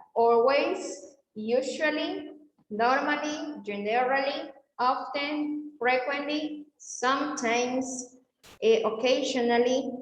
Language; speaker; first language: English; non-native, fluent; Spanish